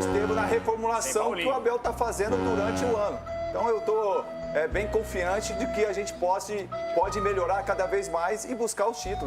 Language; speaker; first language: Portuguese; native; Portuguese